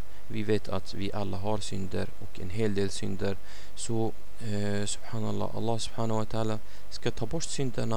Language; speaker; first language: Swedish; non-native, fluent; Arabic